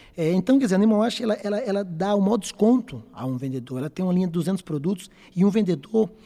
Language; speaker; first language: Portuguese; native; Portuguese